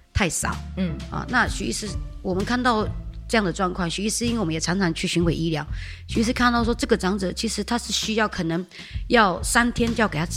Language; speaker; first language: Chinese; native; Chinese